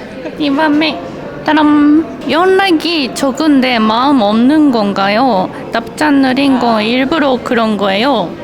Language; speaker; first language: Korean; non-native, local second language; Japanese